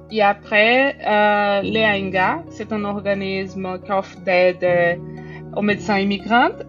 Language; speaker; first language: French; non-native, fluent; Portuguese